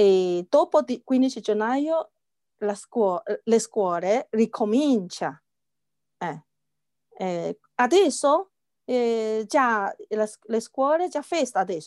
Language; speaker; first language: Italian; non-native, learner; Chinese